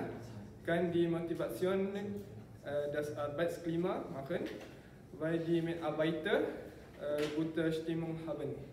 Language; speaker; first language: German; non-native, learner; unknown